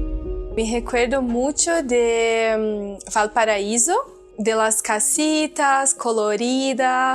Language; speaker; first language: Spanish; non-native, learner; Portuguese